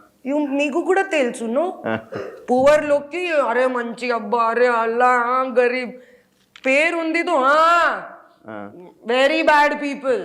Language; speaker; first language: Telugu; non-native, learner; Hindi